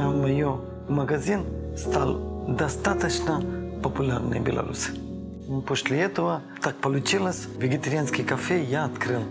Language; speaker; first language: Russian; non-native, learner; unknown